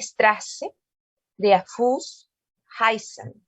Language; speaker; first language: German; non-native, learner; Spanish